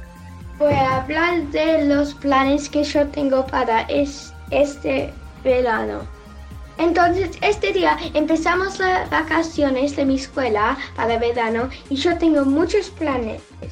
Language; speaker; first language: Spanish; early bilingual, heritage; Spanish